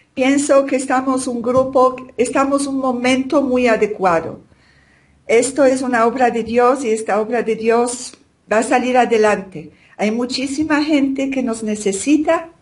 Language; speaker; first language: Spanish; non-native, fluent; Polish